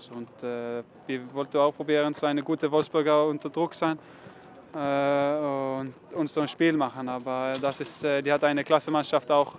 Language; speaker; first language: German; non-native, fluent; Norwegian